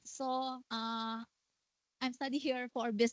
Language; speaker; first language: English; non-native, learner; Indonesian